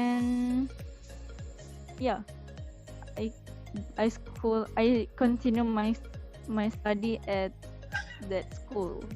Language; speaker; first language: English; non-native, learner; Indonesian